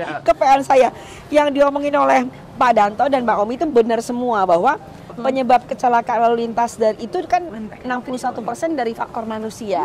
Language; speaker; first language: Indonesian; native; Indonesian